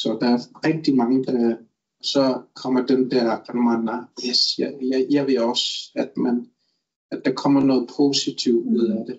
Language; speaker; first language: Danish; non-native, local second language; Kalaallisut